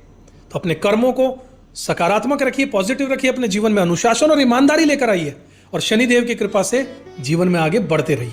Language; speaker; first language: Hindi; native; Hindi